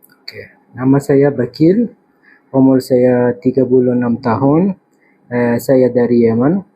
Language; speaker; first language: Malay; non-native, fluent; Arabic